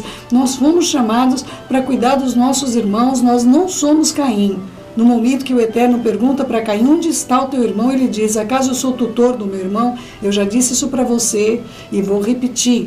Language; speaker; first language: Portuguese; native; Portuguese